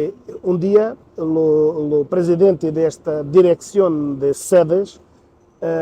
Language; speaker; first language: Spanish; non-native, learner; Portuguese